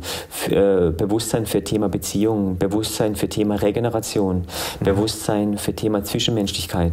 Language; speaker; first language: German; early bilingual, other home language; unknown